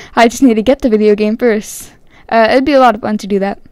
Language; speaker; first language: English; native; English